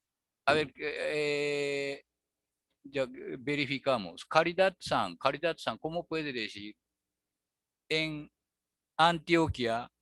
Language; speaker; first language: Spanish; non-native, learner; Japanese